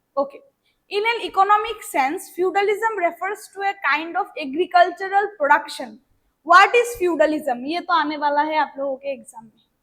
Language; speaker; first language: Hindi; non-native, local second language; Bangla